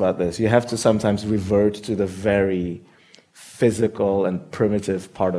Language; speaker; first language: English; non-native, local second language; Yoruba